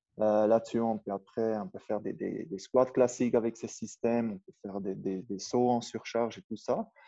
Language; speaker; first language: French; non-native, local second language; Swiss German